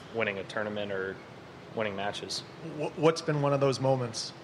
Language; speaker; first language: English; native; English